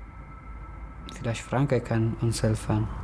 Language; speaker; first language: German; non-native, learner; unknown